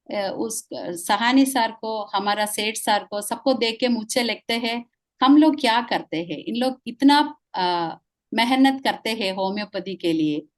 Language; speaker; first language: Hindi; non-native, local second language; Malayalam